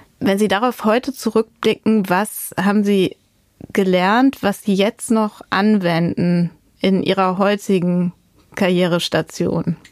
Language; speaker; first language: German; native; German